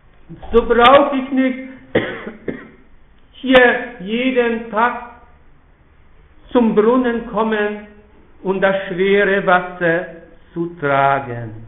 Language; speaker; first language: German; non-native, fluent; Polish